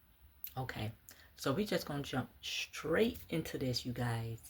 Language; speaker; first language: English; native; English